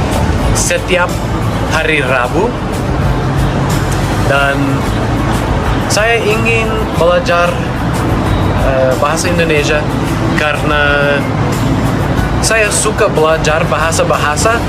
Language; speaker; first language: Indonesian; non-native, learner; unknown